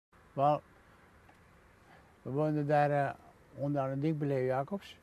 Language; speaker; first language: Dutch; native; Dutch